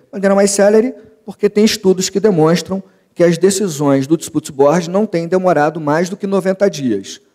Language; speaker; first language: Portuguese; native; Portuguese